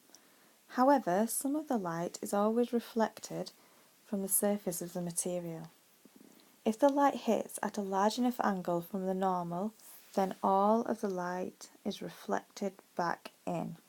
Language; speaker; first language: English; native; English